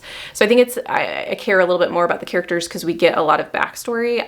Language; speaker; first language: English; native; English